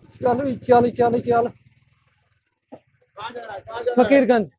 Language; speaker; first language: Hindi; non-native, local second language; Punjabi